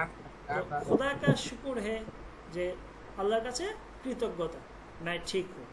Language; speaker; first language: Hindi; non-native, fluent; Bangla